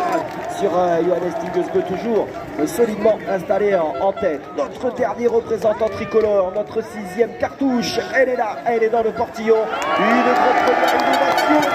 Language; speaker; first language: French; native; French